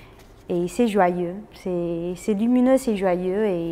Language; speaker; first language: French; non-native, fluent; Chinese